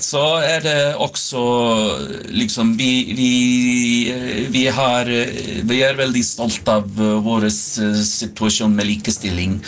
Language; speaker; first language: Swedish; non-native, fluent; Icelandic